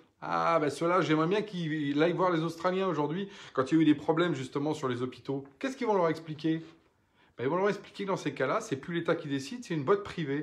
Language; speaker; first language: French; native; French